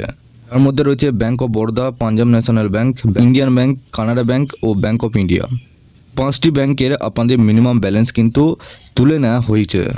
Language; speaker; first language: Bangla; native; Bangla